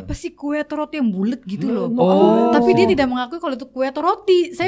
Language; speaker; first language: Indonesian; native; Indonesian